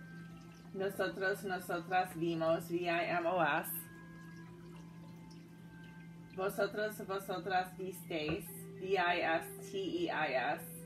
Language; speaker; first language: Spanish; non-native, fluent; English